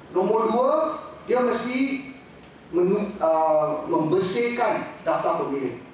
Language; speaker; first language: Malay; non-native, local second language; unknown